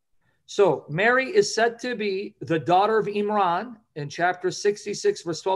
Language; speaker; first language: English; native; English